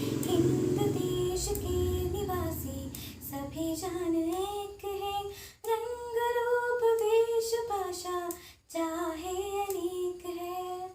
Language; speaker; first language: Hindi; non-native, local second language; Malayalam